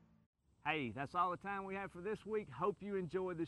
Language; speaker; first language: English; native; English